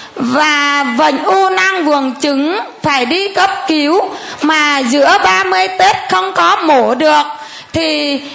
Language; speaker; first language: Vietnamese; non-native, local second language; Muong